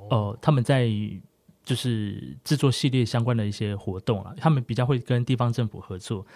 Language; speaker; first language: Chinese; non-native, local second language; Amis